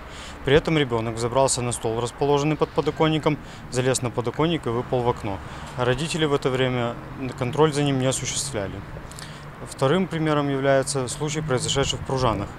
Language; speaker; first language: Russian; native; Russian